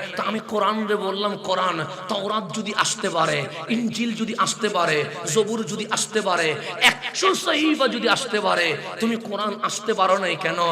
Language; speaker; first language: Bangla; non-native, local second language; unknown